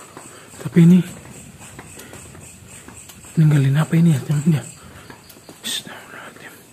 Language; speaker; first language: Indonesian; native; Indonesian